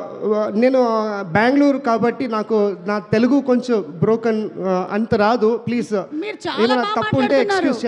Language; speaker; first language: Telugu; non-native, learner; Kannada